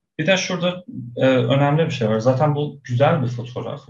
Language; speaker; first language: Turkish; non-native, fluent; Persian